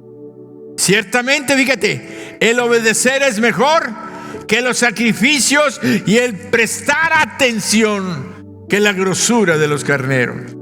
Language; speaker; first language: Spanish; native; Spanish